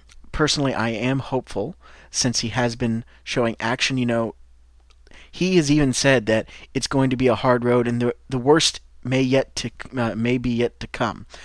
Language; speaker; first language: English; native; English